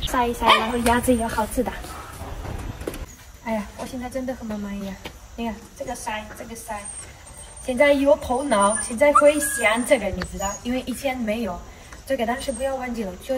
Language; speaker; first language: Chinese; non-native, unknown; Ukrainian